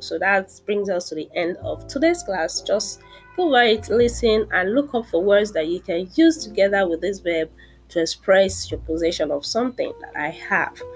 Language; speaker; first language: English; non-native, local second language; Yoruba